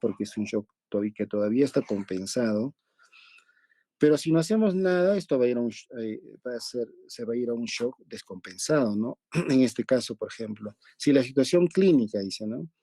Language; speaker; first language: Spanish; native; Spanish